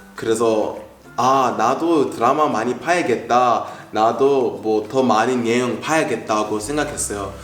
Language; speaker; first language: Korean; non-native, fluent; English